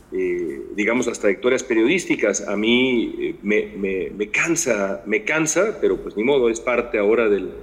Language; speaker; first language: Spanish; native; Spanish